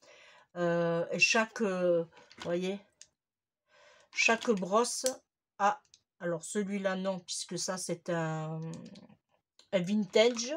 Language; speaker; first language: French; native; French